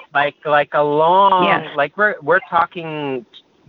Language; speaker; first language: English; native; English